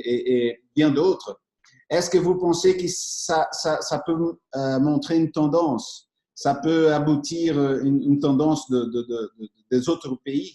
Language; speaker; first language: French; non-native, fluent; Portuguese